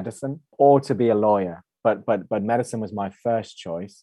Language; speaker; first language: English; native; English